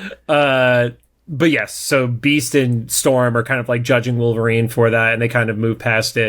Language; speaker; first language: English; native; English